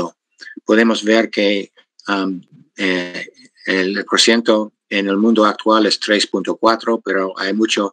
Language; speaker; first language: Spanish; non-native, fluent; English